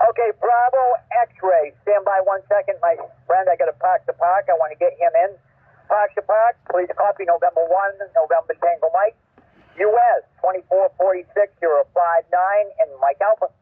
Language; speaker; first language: English; native; English